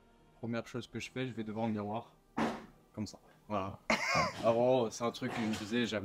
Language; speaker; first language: French; native; French